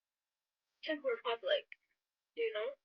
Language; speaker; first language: English; non-native, learner; Czech